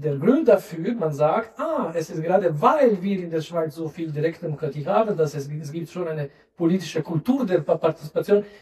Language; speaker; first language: German; non-native, local second language; French